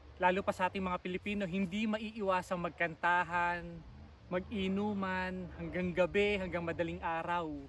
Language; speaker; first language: Filipino; native; Filipino